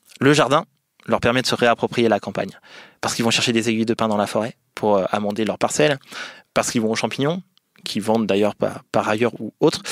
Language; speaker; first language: French; native; French